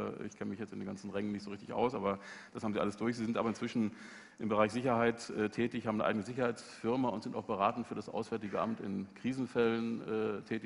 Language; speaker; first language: German; native; German